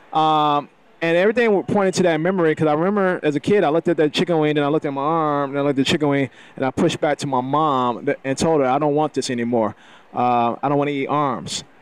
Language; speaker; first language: English; native; English